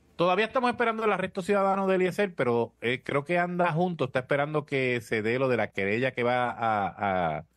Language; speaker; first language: Spanish; native; Spanish